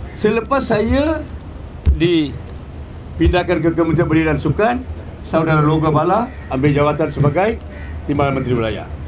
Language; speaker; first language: Malay; non-native, local second language; Tamil